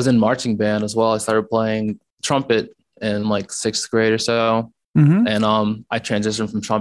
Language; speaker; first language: English; native; English